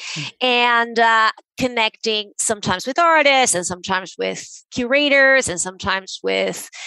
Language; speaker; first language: English; non-native, fluent; Spanish